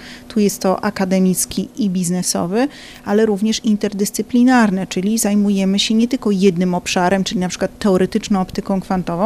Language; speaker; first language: Polish; native; Polish